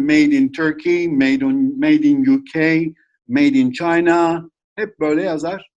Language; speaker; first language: English; non-native, fluent; Turkish